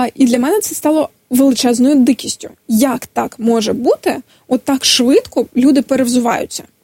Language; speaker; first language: Ukrainian; non-native, local second language; Crimean Tatar